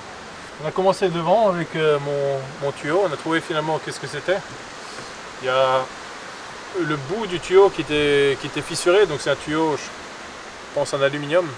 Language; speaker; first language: French; native; French